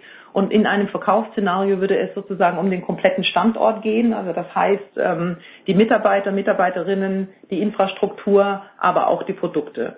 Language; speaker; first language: German; native; German